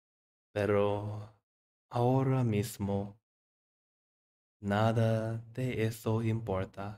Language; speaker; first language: Spanish; non-native, fluent; English